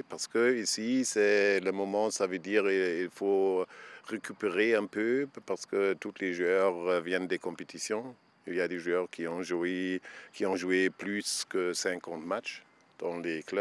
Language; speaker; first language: French; non-native, fluent; German